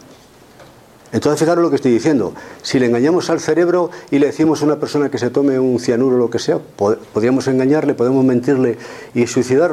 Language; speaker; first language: Spanish; native; Spanish